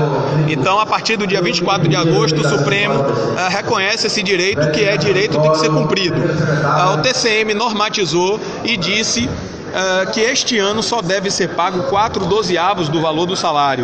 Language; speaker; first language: Portuguese; native; Portuguese